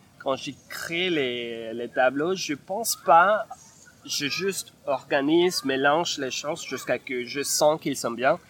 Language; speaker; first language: French; non-native, fluent; Spanish